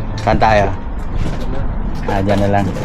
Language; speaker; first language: Filipino; non-native, local second language; Hiligaynon